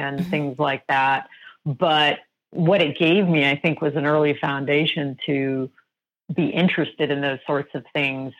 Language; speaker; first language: English; native; English